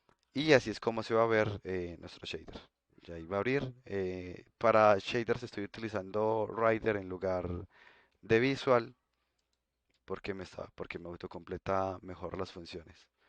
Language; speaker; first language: Spanish; native; Spanish